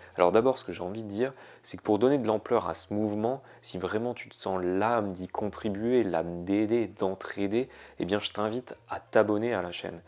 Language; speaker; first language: French; native; French